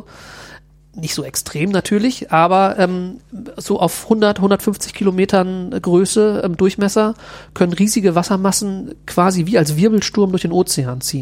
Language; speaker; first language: German; native; German